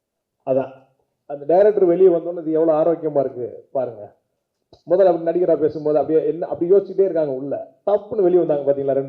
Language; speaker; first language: Tamil; native; Tamil